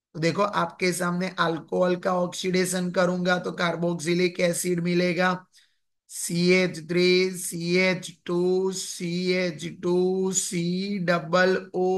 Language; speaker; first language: Hindi; non-native, local second language; Gujarati